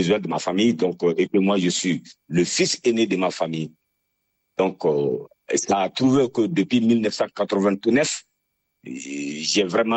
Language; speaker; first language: French; non-native, local second language; Bambara